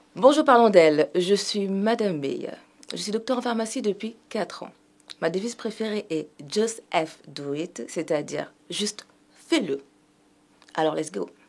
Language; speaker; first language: French; non-native, local second language; Wolof